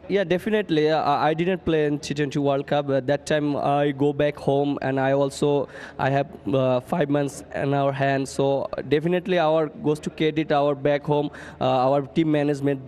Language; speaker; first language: English; non-native, learner; Bangla